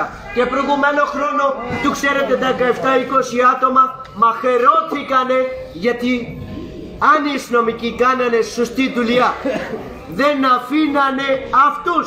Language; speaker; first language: Greek; non-native, fluent; Urdu